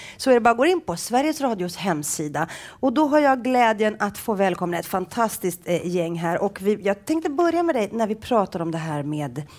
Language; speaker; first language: Swedish; early bilingual, other home language; Greek